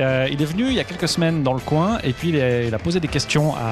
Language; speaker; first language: French; native; French